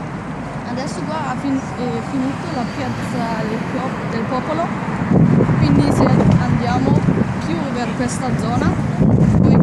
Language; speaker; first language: Italian; non-native, learner; Chinese